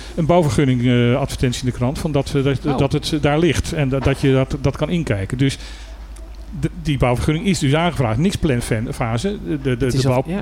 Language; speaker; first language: Dutch; native; Dutch